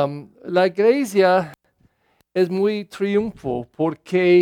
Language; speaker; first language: Spanish; non-native, fluent; English